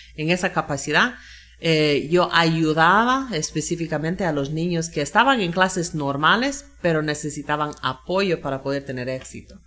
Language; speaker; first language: Spanish; non-native, fluent; English